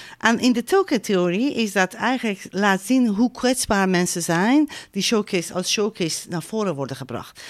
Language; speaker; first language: Dutch; non-native, fluent; Persian